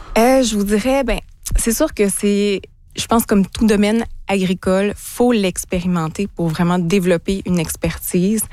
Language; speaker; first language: French; native; French